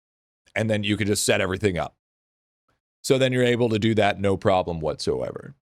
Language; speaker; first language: English; native; English